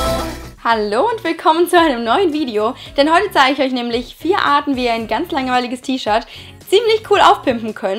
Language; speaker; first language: German; native; German